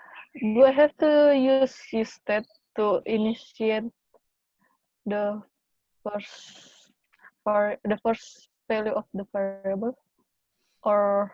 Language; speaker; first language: English; non-native, learner; Indonesian